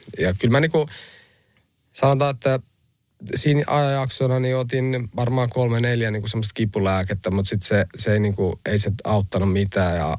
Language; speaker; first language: Finnish; early bilingual, other home language; Albanian